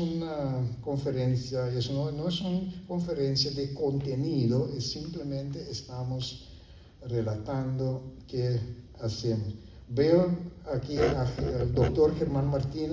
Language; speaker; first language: Spanish; non-native, fluent; Papiamento